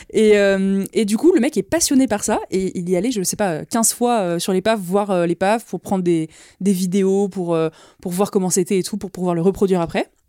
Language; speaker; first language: French; native; French